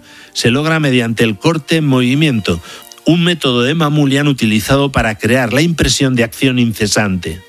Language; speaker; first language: Spanish; native; Spanish